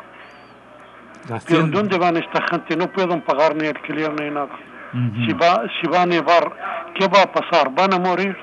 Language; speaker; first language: Spanish; non-native, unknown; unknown